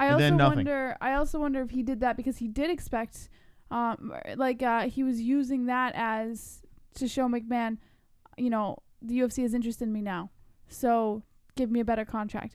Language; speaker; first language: English; native; English